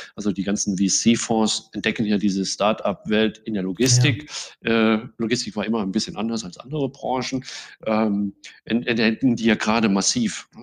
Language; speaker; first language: German; native; German